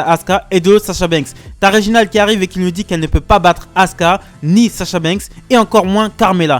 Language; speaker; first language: French; native; French